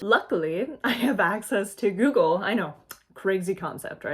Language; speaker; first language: English; native; English